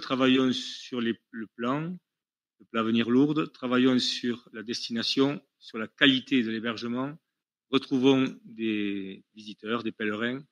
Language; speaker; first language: French; native; French